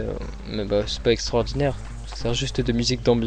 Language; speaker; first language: French; native; French